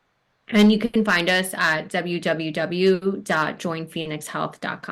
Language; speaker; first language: English; native; English